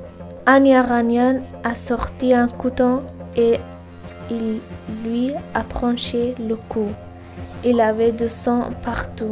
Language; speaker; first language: French; non-native, learner; Persian